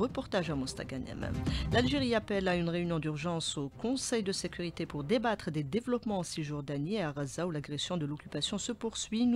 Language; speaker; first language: French; non-native, local second language; Arabic